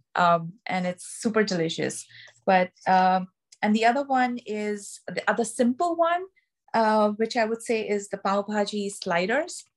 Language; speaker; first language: English; non-native, local second language; Gujarati